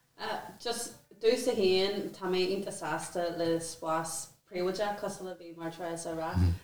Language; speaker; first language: Irish; non-native, local second language; English